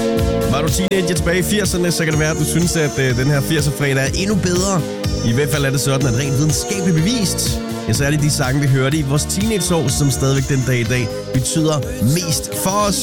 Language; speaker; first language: Danish; native; Danish